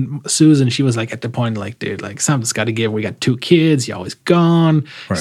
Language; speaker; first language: English; non-native, fluent; German